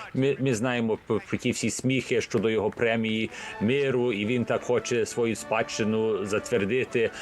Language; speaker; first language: Ukrainian; early bilingual, heritage; Ukrainian